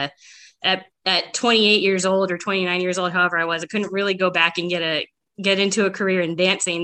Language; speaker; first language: English; native; English